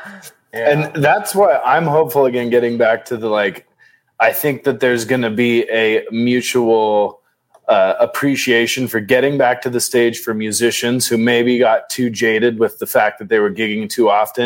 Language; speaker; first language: English; native; English